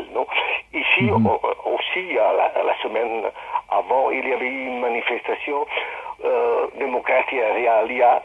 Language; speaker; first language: French; non-native, fluent; Spanish